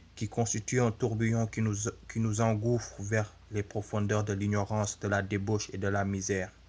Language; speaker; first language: French; non-native, local second language; Wolof